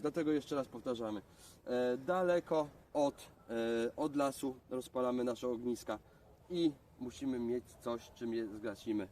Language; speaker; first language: Polish; native; Polish